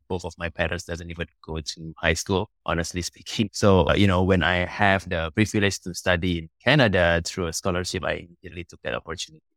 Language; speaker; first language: English; non-native, fluent; Indonesian